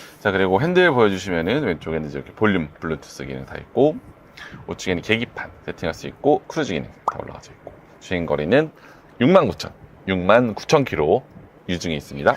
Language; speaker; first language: Korean; native; Korean